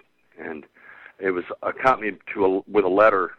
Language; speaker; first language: English; native; English